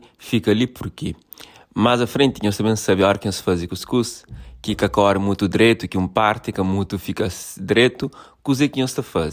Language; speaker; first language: Portuguese; non-native, local second language; Kabuverdianu